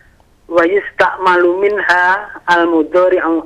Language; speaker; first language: Arabic; non-native, learner; Indonesian